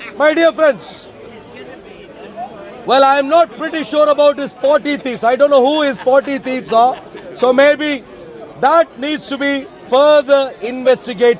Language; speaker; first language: English; non-native, fluent; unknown